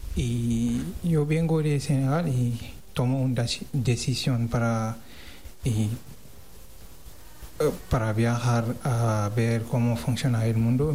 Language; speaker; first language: Spanish; non-native, learner; Wolof